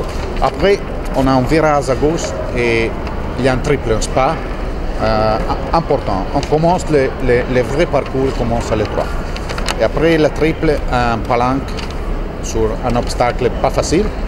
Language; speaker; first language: French; non-native, fluent; Italian